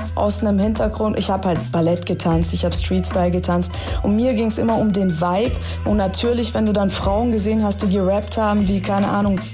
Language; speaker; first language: German; native; German